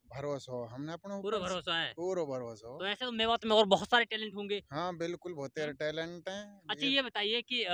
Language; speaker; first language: Hindi; native; Hindi